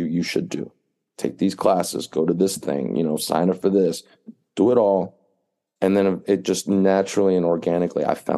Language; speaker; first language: English; native; English